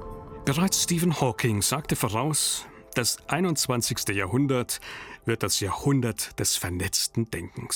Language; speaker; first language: German; native; German